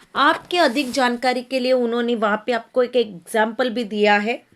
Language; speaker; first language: Hindi; non-native, local second language; Marathi